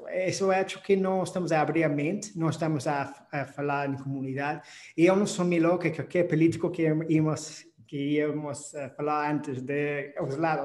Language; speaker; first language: Portuguese; non-native, fluent; English